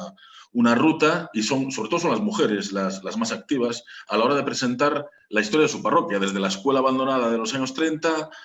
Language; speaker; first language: Spanish; native; Spanish